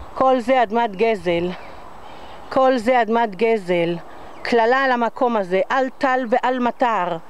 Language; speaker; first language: Hebrew; native; Hebrew